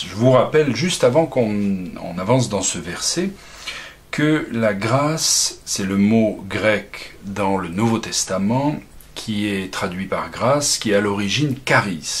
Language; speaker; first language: French; native; French